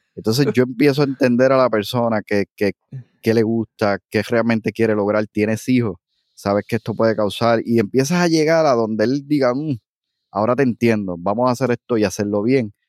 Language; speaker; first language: Spanish; native; Spanish